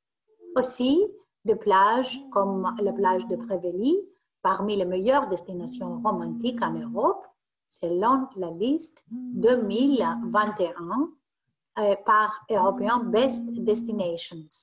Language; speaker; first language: French; non-native, fluent; Greek